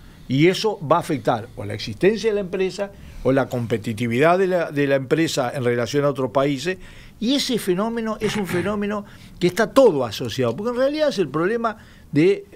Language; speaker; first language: Spanish; native; Spanish